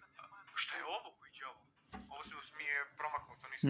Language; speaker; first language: Bosnian; native; Bosnian